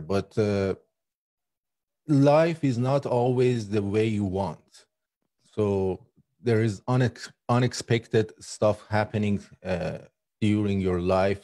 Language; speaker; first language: English; non-native, fluent; Persian